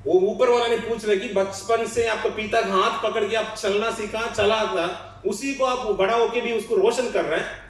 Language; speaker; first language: Hindi; non-native, local second language; Telugu